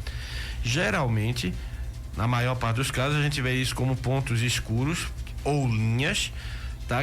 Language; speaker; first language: Portuguese; native; Portuguese